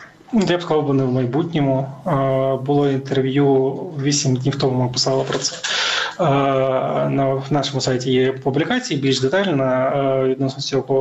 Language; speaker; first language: Ukrainian; native; Ukrainian